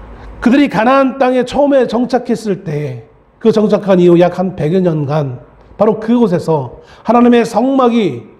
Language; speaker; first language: Korean; native; Korean